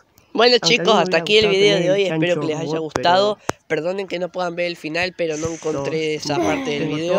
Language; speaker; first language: Spanish; native; Spanish